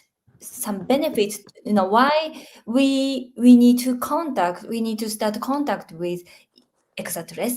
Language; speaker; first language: English; non-native, learner; Japanese